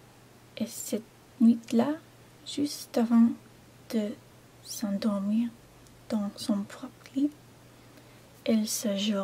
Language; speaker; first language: French; non-native, learner; English